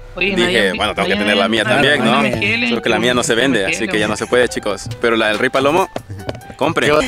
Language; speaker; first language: Spanish; native; Spanish